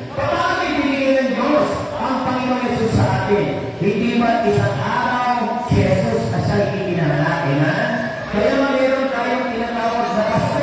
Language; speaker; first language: Filipino; non-native, local second language; Iloko